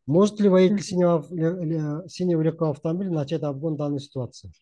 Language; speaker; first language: Russian; non-native, local second language; Kazakh